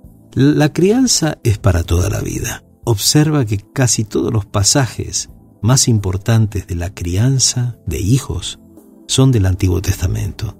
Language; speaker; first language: Spanish; native; Spanish